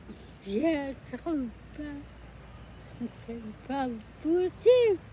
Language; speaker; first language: French; non-native, learner; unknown